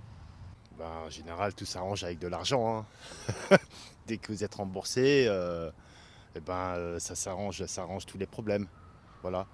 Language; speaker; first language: French; native; French